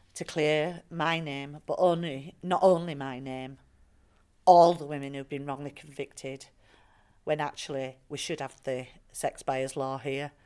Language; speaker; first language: English; native; English